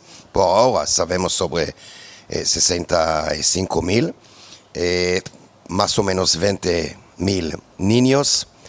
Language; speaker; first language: Spanish; non-native, fluent; Hebrew